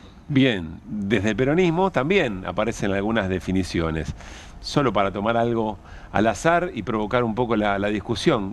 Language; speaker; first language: Spanish; native; Spanish